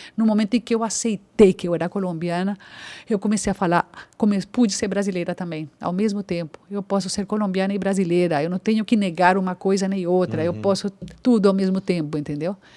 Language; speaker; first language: Portuguese; non-native, fluent; Spanish